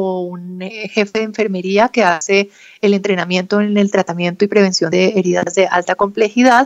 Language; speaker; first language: Spanish; native; Spanish